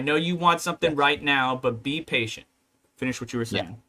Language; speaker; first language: English; native; English